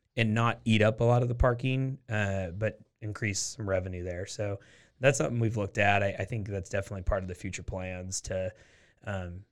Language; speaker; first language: English; native; English